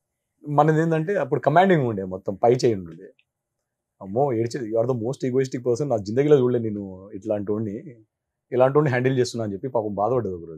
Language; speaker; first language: Telugu; native; Telugu